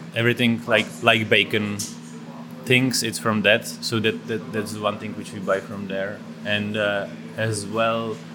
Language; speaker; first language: English; non-native, fluent; Czech